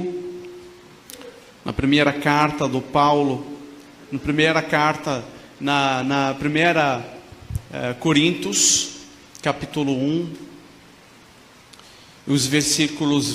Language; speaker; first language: Portuguese; non-native, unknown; Arabic